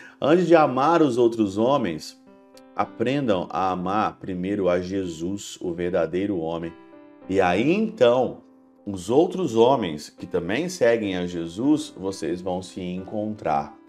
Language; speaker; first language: Portuguese; native; Portuguese